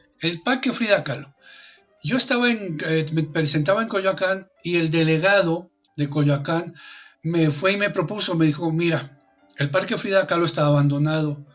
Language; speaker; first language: Spanish; native; Spanish